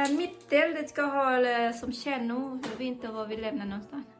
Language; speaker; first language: Swedish; non-native, learner; Thai